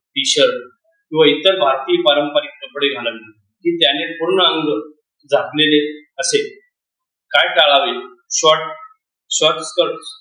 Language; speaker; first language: Marathi; native; Marathi